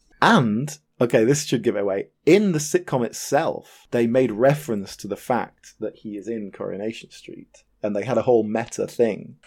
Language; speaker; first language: English; native; English